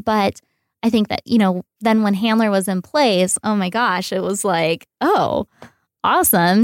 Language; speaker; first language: English; native; English